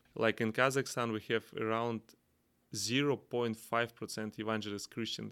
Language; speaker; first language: English; non-native, learner; Kazakh